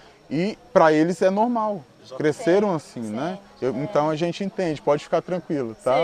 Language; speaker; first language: Portuguese; native; Portuguese